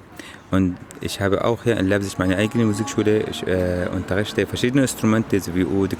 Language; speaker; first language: German; non-native, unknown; Arabic